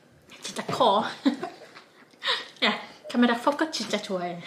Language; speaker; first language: Korean; non-native, learner; Vietnamese